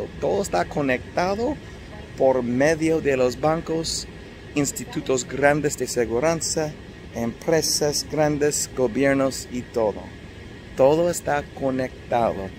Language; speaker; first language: Spanish; non-native, fluent; English